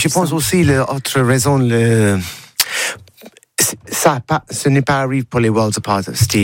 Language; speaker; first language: French; non-native, learner; English